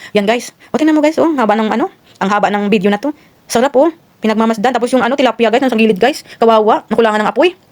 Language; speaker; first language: Filipino; non-native, local second language; Cebuano